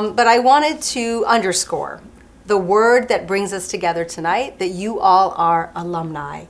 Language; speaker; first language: English; early bilingual, other home language; French